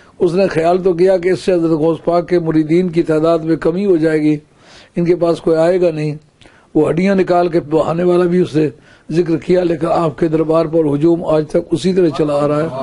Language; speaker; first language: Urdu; non-native, local second language; Punjabi